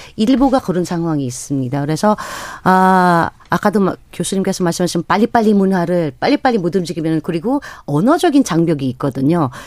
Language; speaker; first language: Korean; non-native, fluent; Filipino